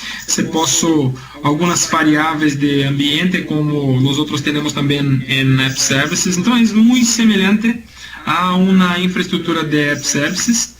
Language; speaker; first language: Spanish; non-native, learner; Portuguese